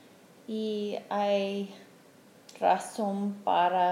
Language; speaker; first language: Spanish; non-native, fluent; English